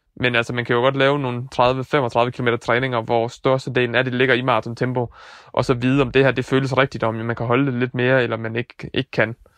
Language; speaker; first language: Danish; early bilingual, other home language; Dutch